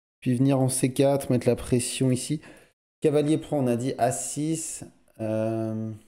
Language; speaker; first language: French; native; French